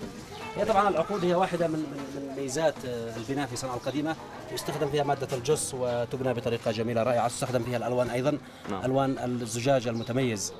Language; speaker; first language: Arabic; native; Arabic